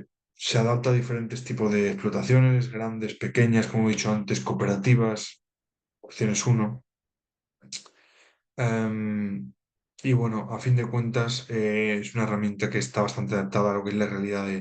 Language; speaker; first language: Spanish; native; Spanish